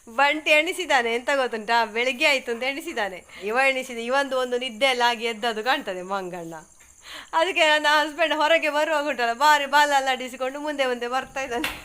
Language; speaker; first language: Kannada; non-native, local second language; Tulu